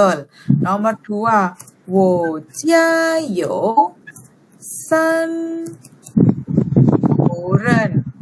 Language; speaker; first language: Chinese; non-native, fluent; Indonesian